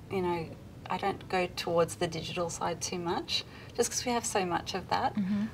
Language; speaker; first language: English; native; English